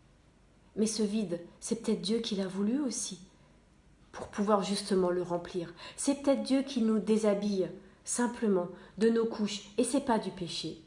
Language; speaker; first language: French; native; French